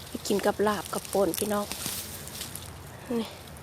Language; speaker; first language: Thai; native; Thai